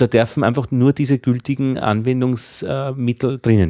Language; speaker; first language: German; native; German